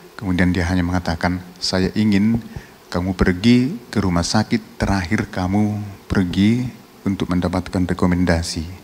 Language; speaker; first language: Indonesian; non-native, local second language; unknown